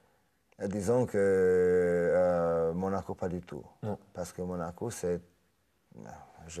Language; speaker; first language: French; non-native, fluent; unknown